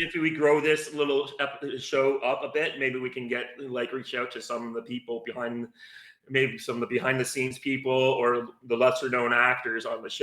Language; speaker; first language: English; native; English